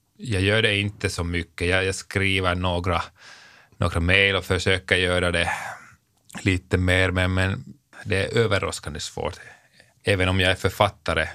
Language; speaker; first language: Swedish; non-native, local second language; Finnish